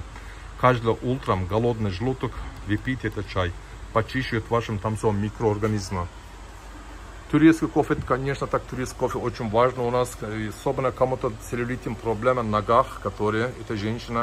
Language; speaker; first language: Russian; non-native, learner; Turkish